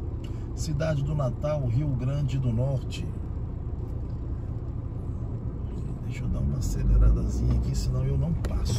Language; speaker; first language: Portuguese; native; Portuguese